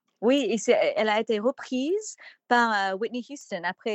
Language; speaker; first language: French; non-native, fluent; English